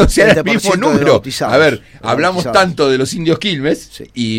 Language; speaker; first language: Spanish; native; Spanish